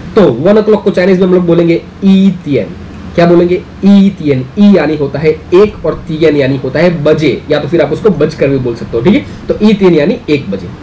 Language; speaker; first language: Hindi; native; Hindi